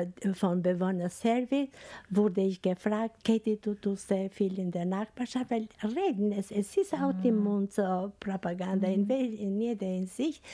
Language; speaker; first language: German; non-native, learner; Albanian